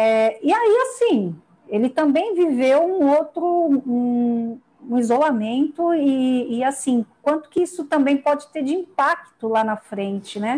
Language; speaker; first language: Portuguese; native; Portuguese